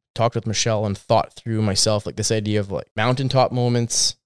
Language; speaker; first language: English; native; English